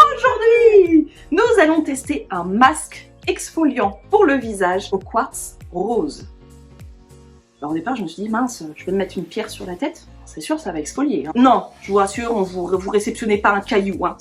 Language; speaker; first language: French; native; French